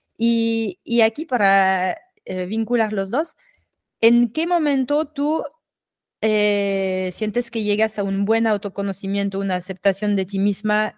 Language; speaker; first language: Spanish; non-native, fluent; French